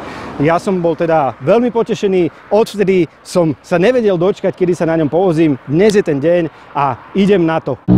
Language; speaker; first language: Slovak; native; Slovak